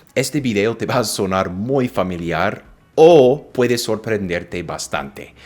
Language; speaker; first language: Spanish; non-native, fluent; English